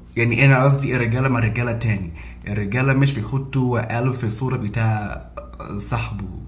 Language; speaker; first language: Egyptian Arabic; non-native, fluent; English